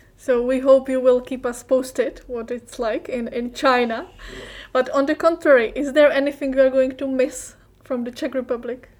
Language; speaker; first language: English; non-native, fluent; Czech